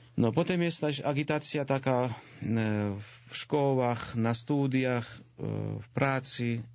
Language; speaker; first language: Polish; non-native, fluent; Georgian